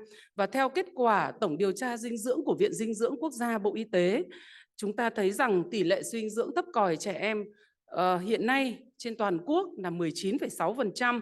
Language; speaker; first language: Vietnamese; native; Vietnamese